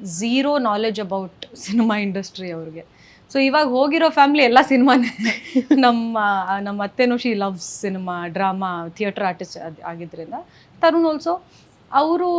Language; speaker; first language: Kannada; non-native, local second language; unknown